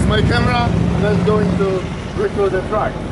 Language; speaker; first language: English; non-native, learner; Polish